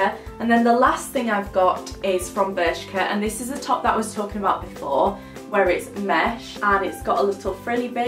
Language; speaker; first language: English; native; English